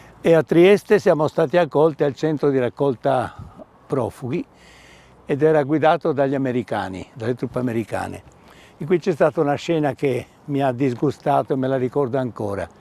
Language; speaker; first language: Italian; native; Italian